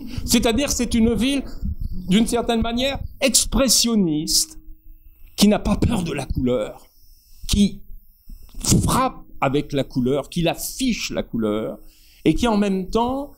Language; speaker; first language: French; native; French